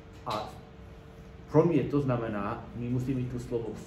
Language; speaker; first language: Czech; non-native, learner; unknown